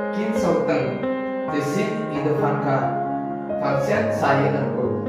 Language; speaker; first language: Chinese; non-native, learner; Indonesian